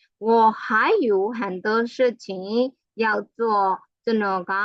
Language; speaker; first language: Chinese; non-native, learner; Burmese